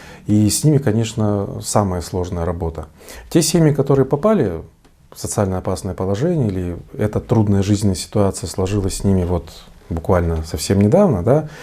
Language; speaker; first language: Russian; native; Russian